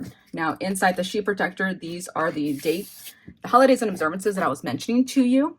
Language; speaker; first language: English; native; English